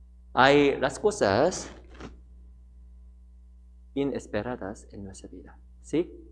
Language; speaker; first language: Spanish; non-native, learner; Korean